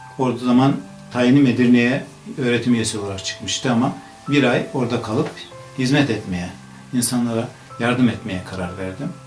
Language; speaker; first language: Turkish; native; Turkish